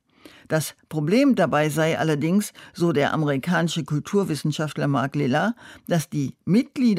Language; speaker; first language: German; native; German